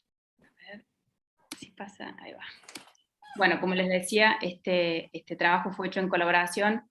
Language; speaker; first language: Spanish; native; Spanish